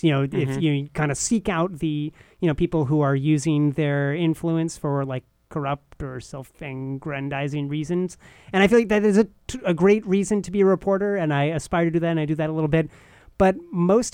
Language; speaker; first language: English; native; English